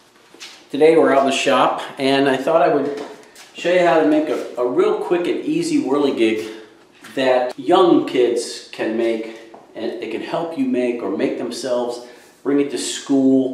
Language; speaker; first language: English; native; English